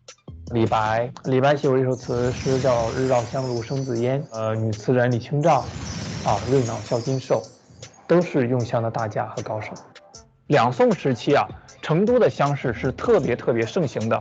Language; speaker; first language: Chinese; native; Chinese